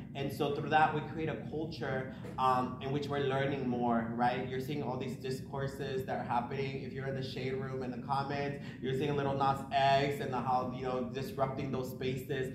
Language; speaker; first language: English; early bilingual, other home language; Spanish